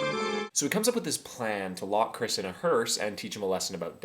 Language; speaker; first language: English; native; English